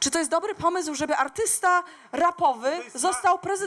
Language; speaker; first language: Polish; native; Polish